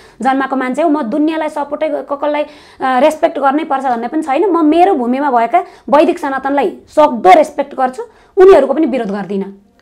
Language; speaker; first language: Nepali; native; Nepali